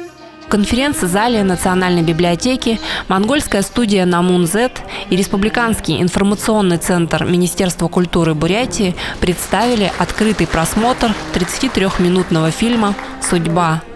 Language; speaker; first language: Russian; native; Russian